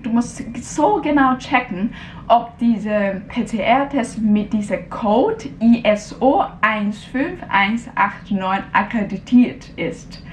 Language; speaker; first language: German; non-native, fluent; Cantonese